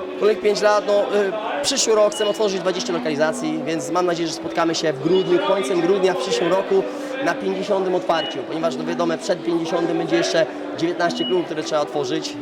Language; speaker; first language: Polish; native; Polish